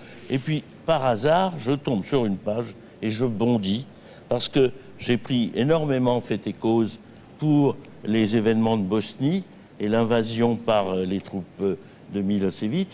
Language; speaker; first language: French; native; French